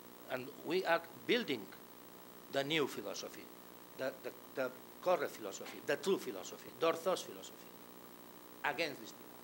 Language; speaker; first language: English; non-native, learner; Catalan